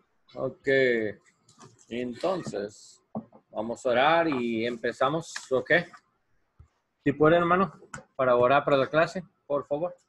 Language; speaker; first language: Spanish; non-native, learner; English